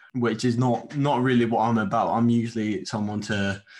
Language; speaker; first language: English; non-native, fluent; Spanish